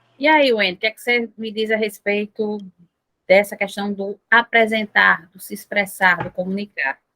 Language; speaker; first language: Portuguese; native; Portuguese